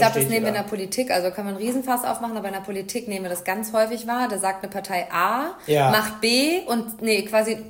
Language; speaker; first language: German; native; German